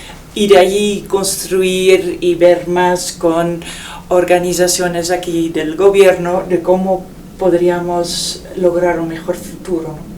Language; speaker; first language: Spanish; non-native, fluent; Dutch